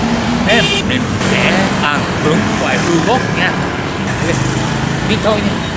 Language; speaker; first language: Vietnamese; non-native, learner; Japanese